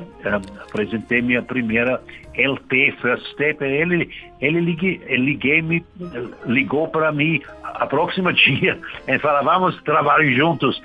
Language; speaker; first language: Portuguese; non-native, learner; German